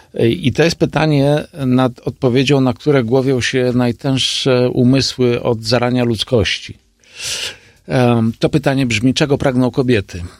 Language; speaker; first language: Polish; native; Polish